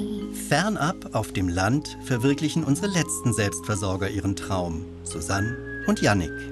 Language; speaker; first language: German; native; German